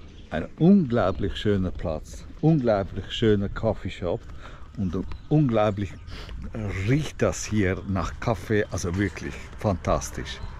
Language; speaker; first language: German; native; German